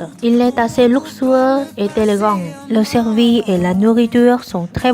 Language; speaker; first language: French; non-native, learner; Vietnamese